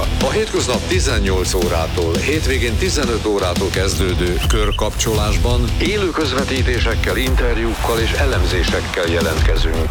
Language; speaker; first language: Hungarian; native; Hungarian